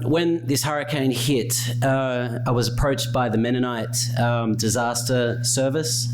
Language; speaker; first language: English; native; English